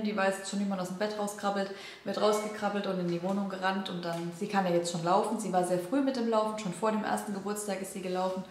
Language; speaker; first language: German; native; German